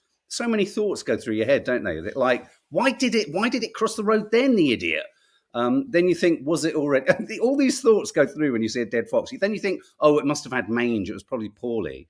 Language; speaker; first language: English; native; English